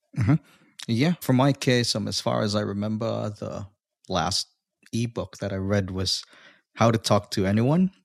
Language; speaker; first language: English; non-native, local second language; Filipino